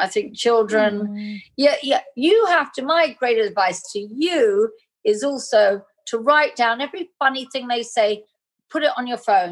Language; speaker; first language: English; native; English